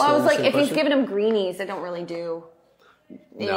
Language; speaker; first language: English; native; English